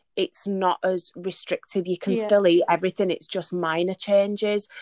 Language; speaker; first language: English; native; English